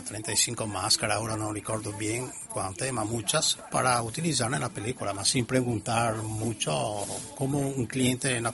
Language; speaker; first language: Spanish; non-native, learner; Italian